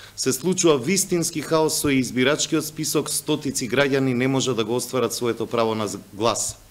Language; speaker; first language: Macedonian; non-native, local second language; Albanian